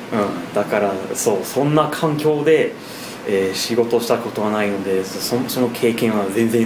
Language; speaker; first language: Japanese; non-native, fluent; English